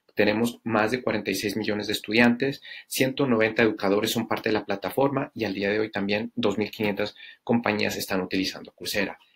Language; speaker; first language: Spanish; native; Spanish